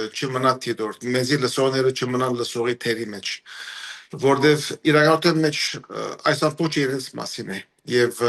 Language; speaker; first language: Armenian; early bilingual, heritage; Armenian